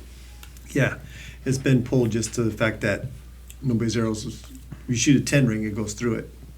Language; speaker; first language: English; native; English